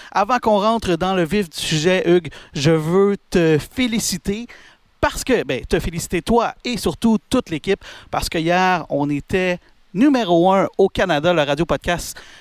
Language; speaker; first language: French; native; French